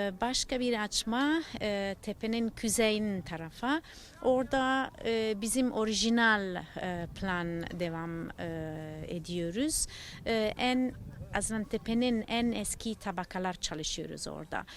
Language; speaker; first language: Turkish; non-native, learner; Italian